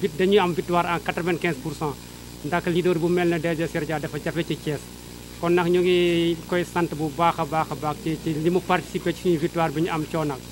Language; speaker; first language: Wolof; non-native, local second language; Fula